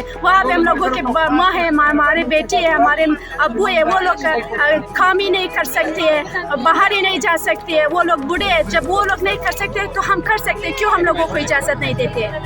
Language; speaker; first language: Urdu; non-native, learner; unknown